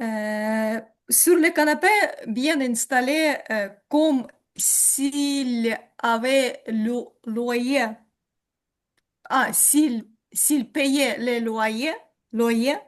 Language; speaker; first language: French; non-native, learner; Ukrainian